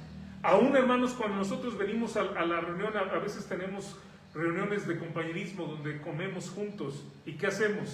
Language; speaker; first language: Spanish; native; Spanish